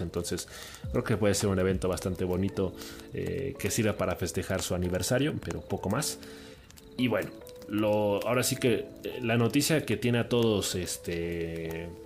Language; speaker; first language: Spanish; native; Spanish